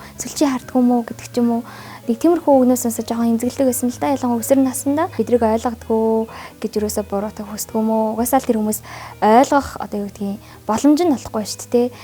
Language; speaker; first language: Mongolian; native; Mongolian